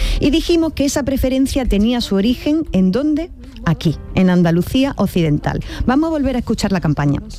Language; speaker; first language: Spanish; native; Spanish